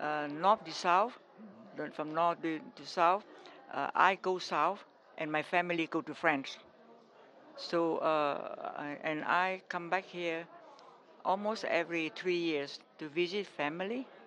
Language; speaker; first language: English; non-native, fluent; Vietnamese